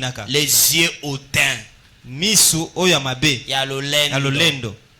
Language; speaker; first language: Haitian Creole; non-native, local second language; Lingala